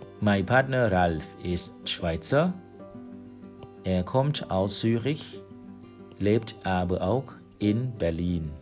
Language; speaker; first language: German; non-native, fluent; Thai